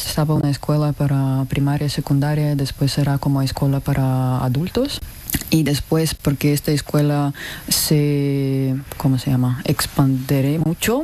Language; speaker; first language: Spanish; non-native, learner; Russian